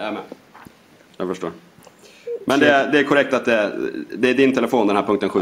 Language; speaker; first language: Swedish; native; Swedish